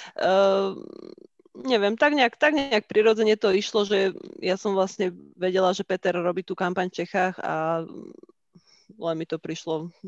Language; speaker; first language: Slovak; native; Slovak